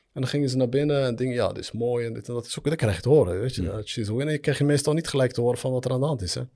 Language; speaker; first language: Dutch; early bilingual, other home language; Arabic